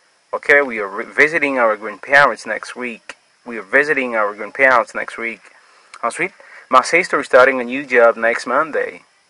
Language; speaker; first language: English; non-native, fluent; Haitian Creole